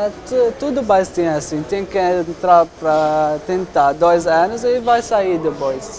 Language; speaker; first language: Portuguese; non-native, local second language; Arabic